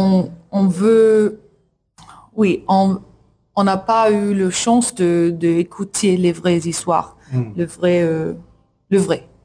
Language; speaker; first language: French; non-native, learner; English